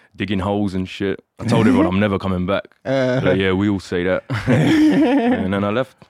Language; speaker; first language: English; native; English